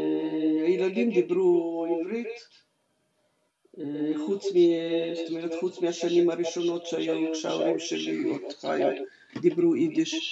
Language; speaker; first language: Hebrew; non-native, fluent; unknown